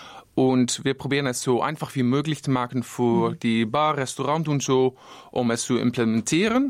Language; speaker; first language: German; non-native, learner; Dutch